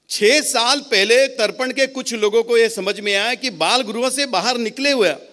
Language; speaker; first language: Hindi; non-native, local second language; Marathi